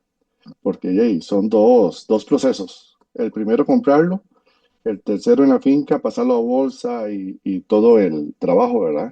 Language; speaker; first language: Spanish; native; Spanish